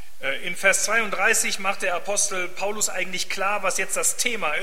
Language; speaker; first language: German; native; German